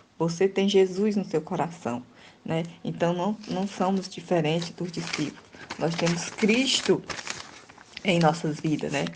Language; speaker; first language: Portuguese; native; Portuguese